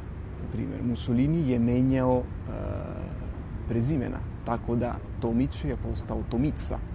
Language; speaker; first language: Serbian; non-native, fluent; Italian